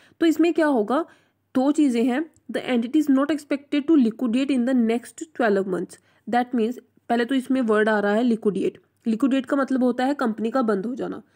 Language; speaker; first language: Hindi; non-native, local second language; Punjabi